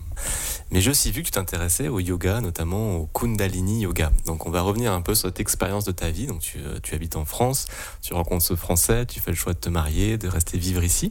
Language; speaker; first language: French; native; French